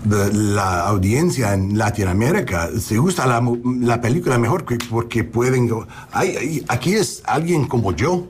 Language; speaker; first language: Spanish; non-native, learner; English